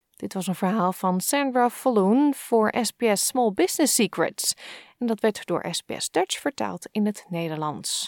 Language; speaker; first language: Dutch; native; Dutch